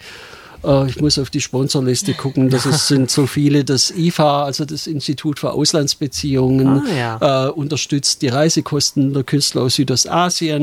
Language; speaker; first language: German; native; German